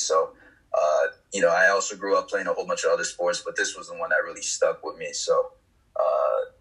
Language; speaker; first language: English; native; English